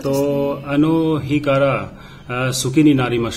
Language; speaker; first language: Japanese; non-native, learner; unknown